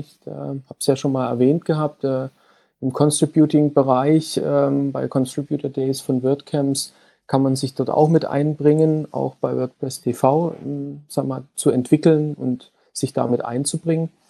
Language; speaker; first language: German; native; German